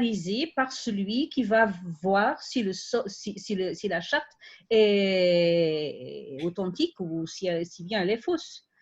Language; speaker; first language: French; non-native, fluent; Portuguese